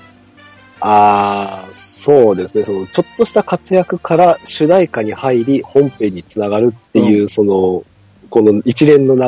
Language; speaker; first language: Japanese; native; Japanese